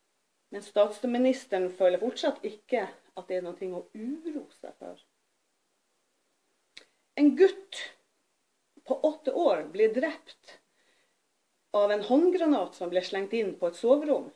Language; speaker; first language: Norwegian; native; Norwegian